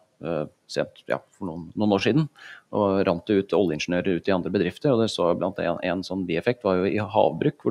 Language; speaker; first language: Norwegian; native; Norwegian